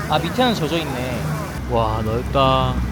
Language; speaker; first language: Korean; native; Korean